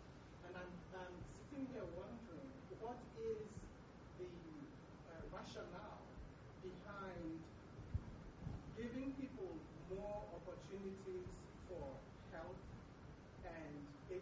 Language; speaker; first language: English; non-native, local second language; Igbo